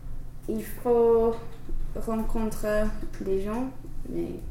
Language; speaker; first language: French; non-native, learner; English